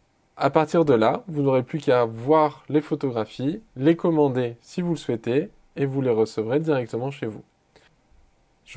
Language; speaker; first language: French; native; French